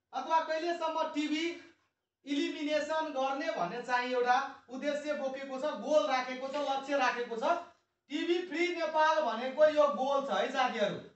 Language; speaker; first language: Nepali; non-native, local second language; Maithili